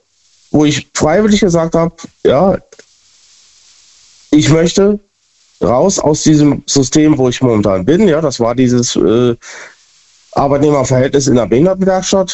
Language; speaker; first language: German; native; German